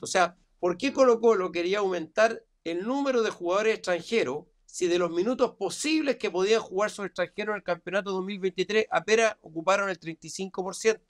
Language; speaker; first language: Spanish; native; Spanish